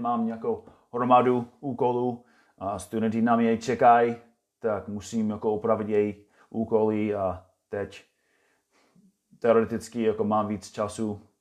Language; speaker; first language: Czech; non-native, fluent; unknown